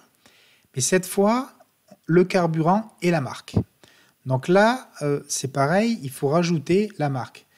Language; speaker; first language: French; native; French